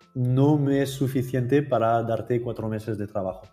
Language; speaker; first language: Spanish; non-native, fluent; French